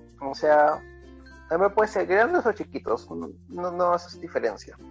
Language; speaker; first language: Spanish; native; Spanish